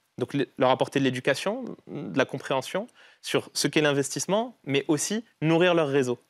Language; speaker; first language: French; non-native, local second language; Arabic